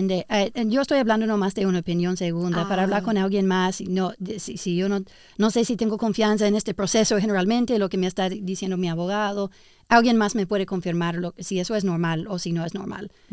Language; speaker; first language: Spanish; early bilingual, heritage; English